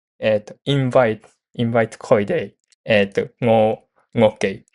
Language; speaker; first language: Cantonese; non-native, learner; Japanese